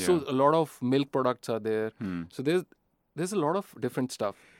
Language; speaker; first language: English; non-native, local second language; Hindi